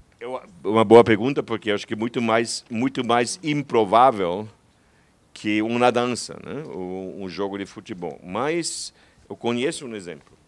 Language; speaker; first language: Portuguese; non-native, fluent; German